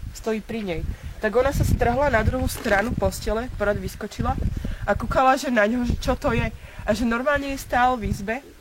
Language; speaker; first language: Slovak; native; Slovak